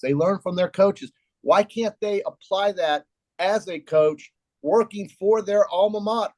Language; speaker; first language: English; native; English